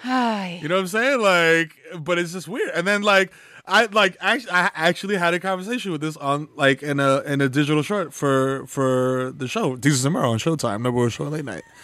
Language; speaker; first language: English; early bilingual, other home language; Spanish